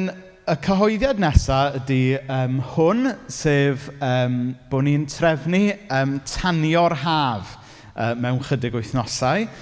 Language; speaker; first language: Welsh; native; Welsh